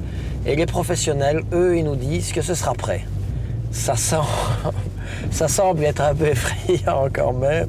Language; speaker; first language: French; native; French